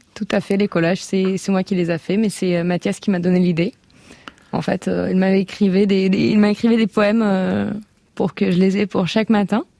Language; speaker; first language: French; non-native, fluent; Ukrainian